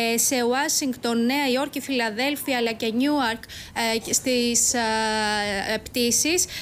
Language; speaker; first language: Greek; native; Greek